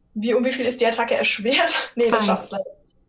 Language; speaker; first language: German; native; German